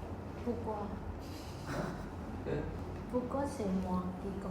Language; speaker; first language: French; non-native, learner; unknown